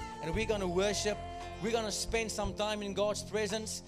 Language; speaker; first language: English; non-native, local second language; Afrikaans